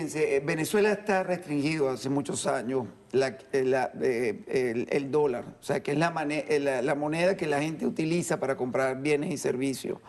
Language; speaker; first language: Spanish; native; Spanish